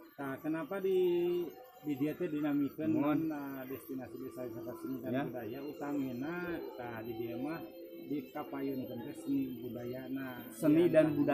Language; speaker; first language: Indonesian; non-native, local second language; Sundanese